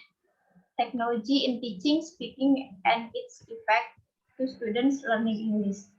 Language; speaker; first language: English; non-native, fluent; Indonesian